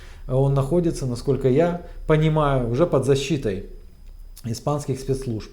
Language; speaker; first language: Russian; native; Russian